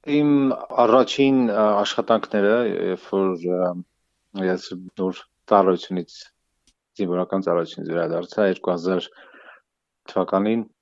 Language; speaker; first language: Armenian; native; Armenian